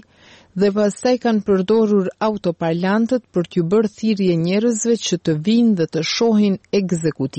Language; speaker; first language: Albanian; native; Albanian